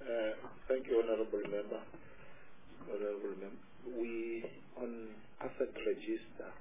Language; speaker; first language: English; non-native, local second language; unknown